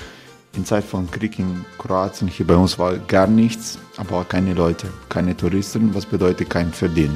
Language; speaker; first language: German; non-native, fluent; Croatian